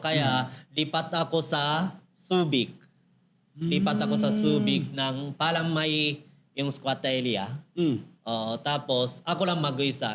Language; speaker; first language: Filipino; non-native, learner; Japanese